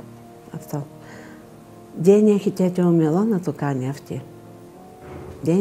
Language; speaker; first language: Greek; non-native, learner; Bulgarian